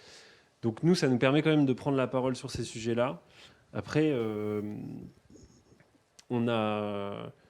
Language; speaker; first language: French; native; French